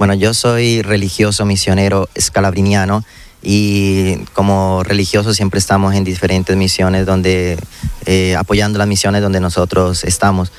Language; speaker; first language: Spanish; native; Spanish